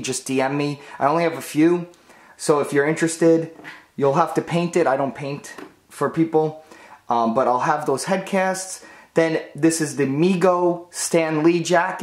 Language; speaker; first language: English; native; English